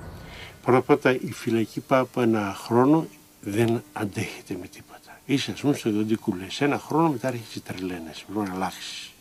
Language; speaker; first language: Greek; native; Greek